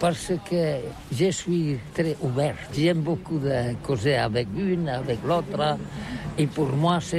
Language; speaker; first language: French; non-native, learner; Catalan